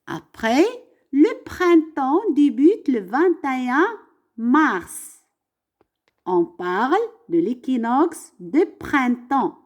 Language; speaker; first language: French; non-native, local second language; Arabic